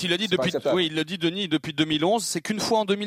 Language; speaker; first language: French; native; French